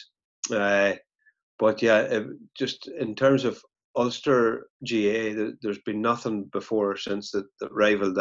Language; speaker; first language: English; native; English